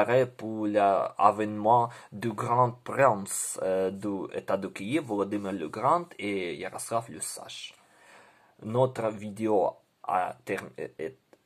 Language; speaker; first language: French; non-native, learner; Ukrainian